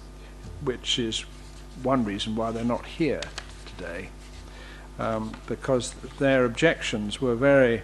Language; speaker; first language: English; native; English